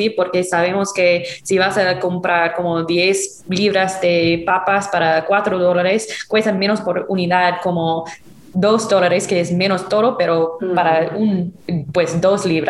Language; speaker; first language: Spanish; non-native, fluent; English